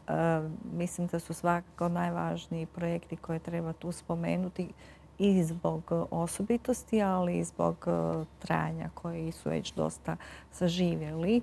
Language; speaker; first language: Croatian; native; Croatian